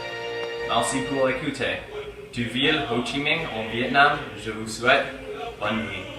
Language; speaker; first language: French; non-native, fluent; English